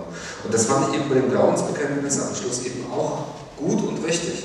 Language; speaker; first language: German; native; German